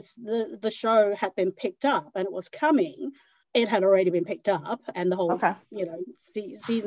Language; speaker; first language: English; non-native, local second language; Cantonese